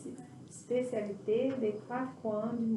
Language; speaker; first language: French; non-native, learner; Portuguese